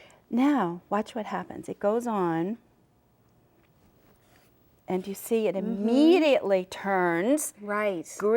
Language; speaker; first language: English; native; English